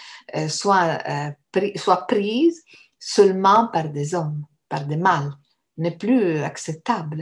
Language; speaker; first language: French; non-native, fluent; Italian